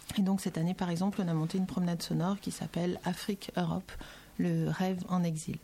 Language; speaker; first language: French; native; French